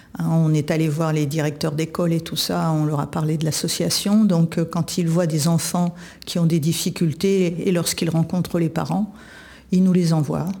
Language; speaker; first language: French; native; French